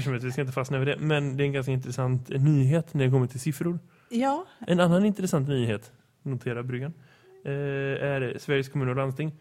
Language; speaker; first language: Swedish; native; Swedish